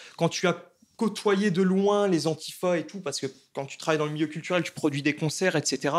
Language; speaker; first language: French; native; French